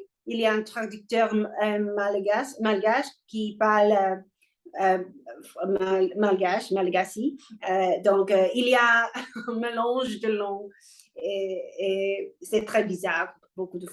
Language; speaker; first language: French; non-native, learner; English